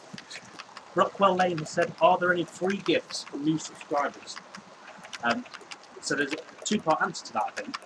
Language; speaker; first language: English; native; English